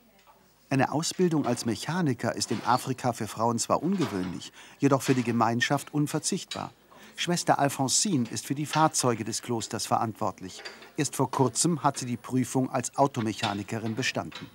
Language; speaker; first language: German; native; German